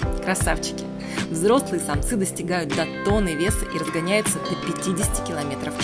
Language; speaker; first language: Russian; native; Russian